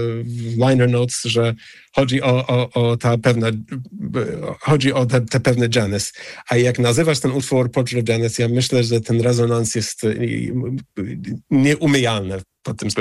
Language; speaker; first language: Polish; non-native, fluent; English